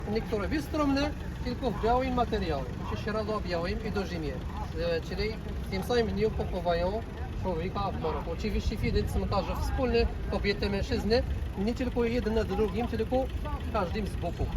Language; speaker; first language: Polish; non-native, learner; Arabic